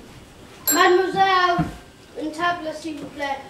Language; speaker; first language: French; non-native, learner; English